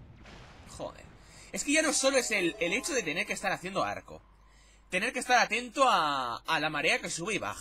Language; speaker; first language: Spanish; native; Spanish